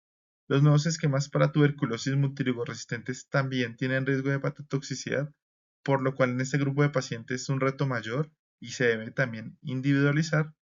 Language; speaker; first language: Spanish; native; Spanish